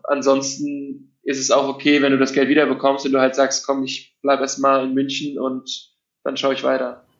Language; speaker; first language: German; native; German